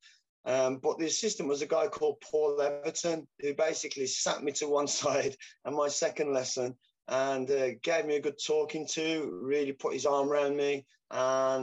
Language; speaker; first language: English; native; English